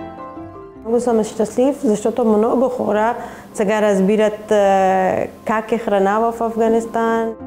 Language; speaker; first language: Bulgarian; non-native, learner; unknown